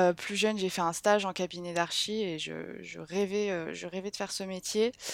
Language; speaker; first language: French; native; French